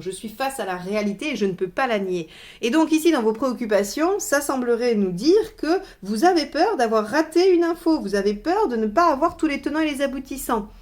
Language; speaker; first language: French; native; French